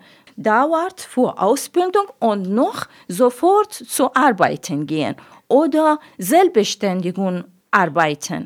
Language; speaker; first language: German; non-native, learner; Persian